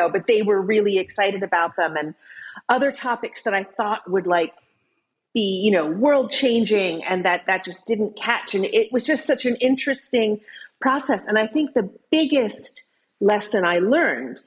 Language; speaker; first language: English; native; English